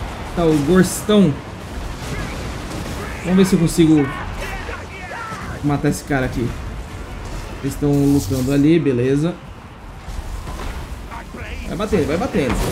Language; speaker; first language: Portuguese; native; Portuguese